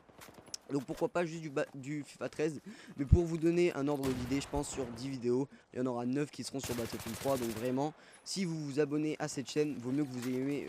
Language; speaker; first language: French; native; French